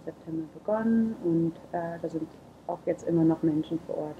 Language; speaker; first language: German; native; German